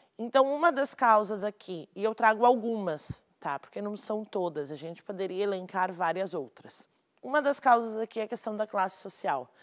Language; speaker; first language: Portuguese; native; Portuguese